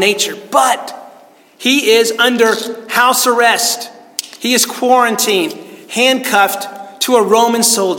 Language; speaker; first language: English; native; English